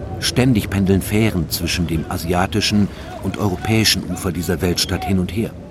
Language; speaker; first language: German; native; German